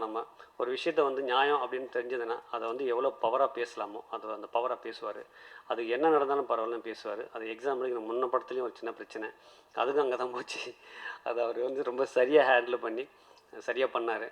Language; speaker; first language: Tamil; native; Tamil